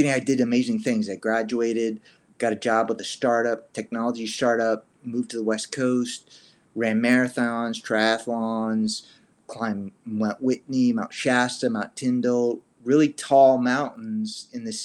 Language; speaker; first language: English; native; English